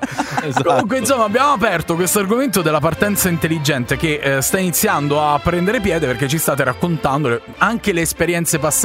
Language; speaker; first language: Italian; native; Italian